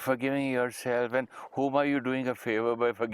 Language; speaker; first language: English; non-native, local second language; Hindi